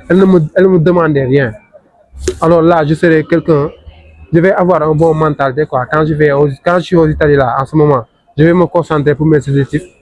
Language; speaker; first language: French; non-native, local second language; Wolof